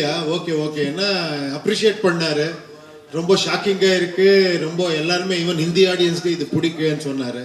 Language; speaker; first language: Tamil; non-native, fluent; Kannada